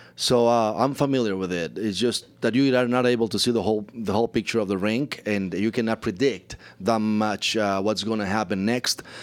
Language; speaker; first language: English; non-native, fluent; Spanish